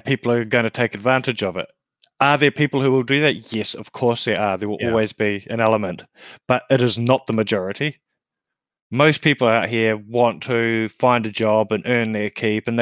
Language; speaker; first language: English; native; English